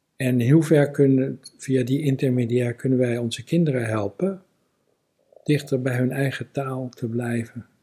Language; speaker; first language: Dutch; native; Dutch